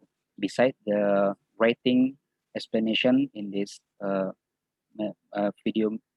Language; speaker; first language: English; non-native, fluent; Indonesian